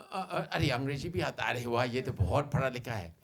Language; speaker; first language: Hindi; non-native, fluent; English